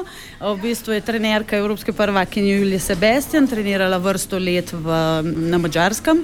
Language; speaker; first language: Slovenian; native; Slovenian